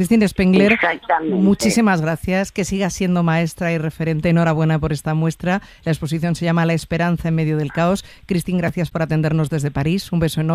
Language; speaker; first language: Spanish; native; Spanish